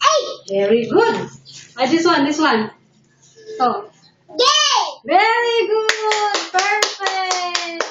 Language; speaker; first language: English; non-native, local second language; Filipino